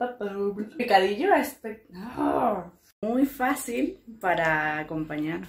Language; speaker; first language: Spanish; native; Spanish